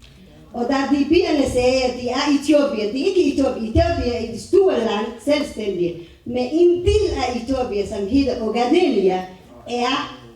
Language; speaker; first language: Danish; non-native, fluent; Somali